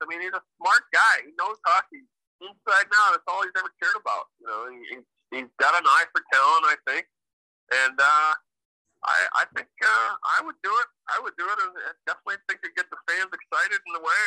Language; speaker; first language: English; native; English